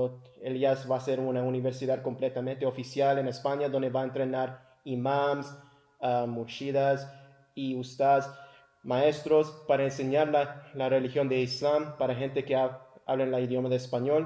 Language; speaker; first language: Spanish; early bilingual, heritage; English